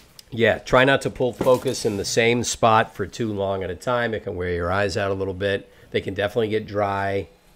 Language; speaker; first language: English; native; English